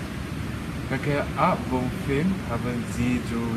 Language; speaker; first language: German; non-native, learner; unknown